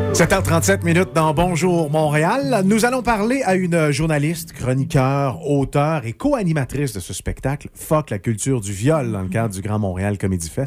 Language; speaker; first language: French; native; French